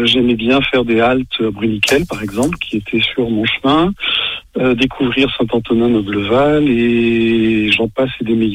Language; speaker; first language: French; native; French